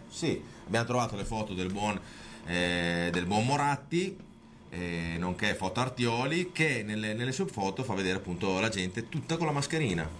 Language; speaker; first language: Italian; native; Italian